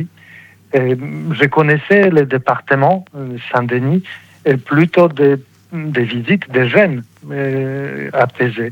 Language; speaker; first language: French; non-native, fluent; Polish